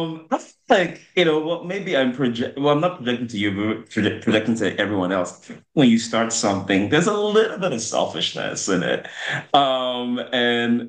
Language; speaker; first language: English; non-native, local second language; Yoruba